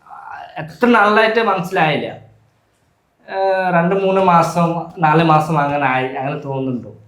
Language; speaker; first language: Malayalam; non-native, learner; Hindi